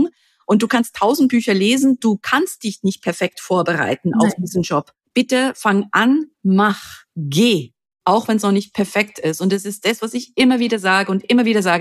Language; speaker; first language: German; native; German